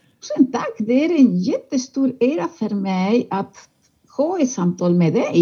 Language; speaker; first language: Swedish; non-native, fluent; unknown